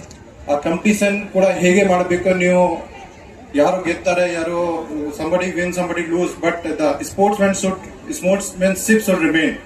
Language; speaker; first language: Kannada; non-native, fluent; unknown